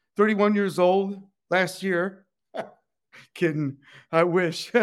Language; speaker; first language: English; non-native, fluent; Spanish